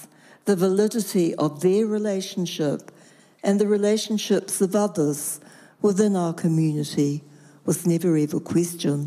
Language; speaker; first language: English; native; English